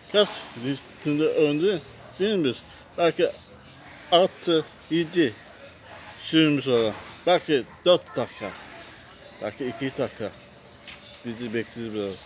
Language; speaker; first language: Turkish; non-native, learner; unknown